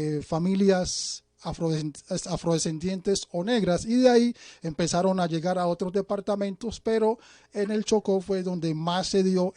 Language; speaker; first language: Spanish; native; Spanish